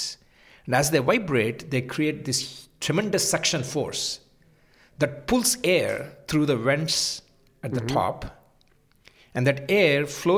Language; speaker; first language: English; non-native, local second language; Telugu